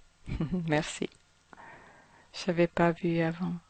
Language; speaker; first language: French; non-native, fluent; German